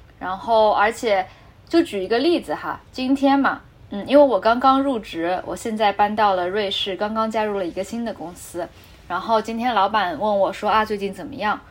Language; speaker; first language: Chinese; native; Chinese